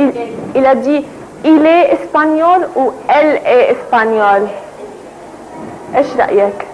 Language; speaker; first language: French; non-native, fluent; Arabic